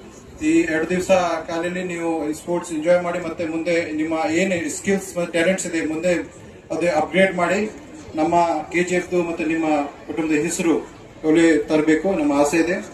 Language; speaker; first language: Kannada; non-native, fluent; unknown